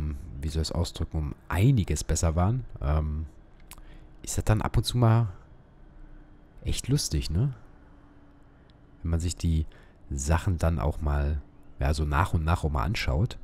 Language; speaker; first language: German; native; German